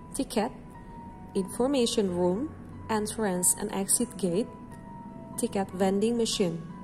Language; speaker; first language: English; non-native, fluent; Indonesian